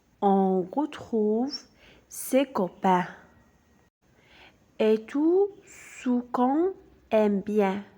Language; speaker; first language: French; non-native, local second language; Arabic